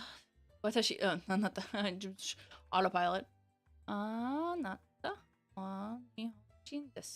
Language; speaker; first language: Japanese; non-native, learner; English